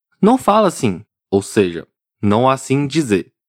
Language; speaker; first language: Portuguese; non-native, fluent; Chinese